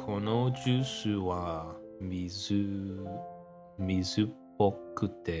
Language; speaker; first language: Japanese; non-native, learner; English